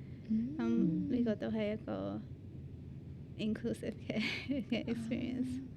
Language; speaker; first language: Cantonese; early bilingual, other home language; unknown